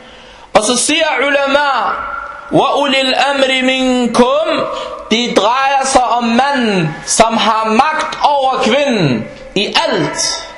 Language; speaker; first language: Danish; non-native, fluent; Arabic